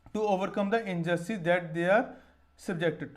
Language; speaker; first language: English; non-native, local second language; Punjabi